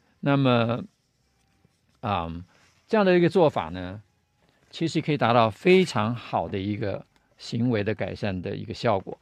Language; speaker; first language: Chinese; native; Chinese